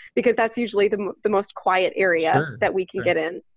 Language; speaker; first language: English; native; English